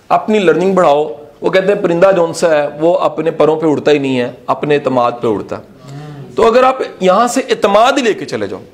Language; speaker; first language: Urdu; non-native, local second language; Punjabi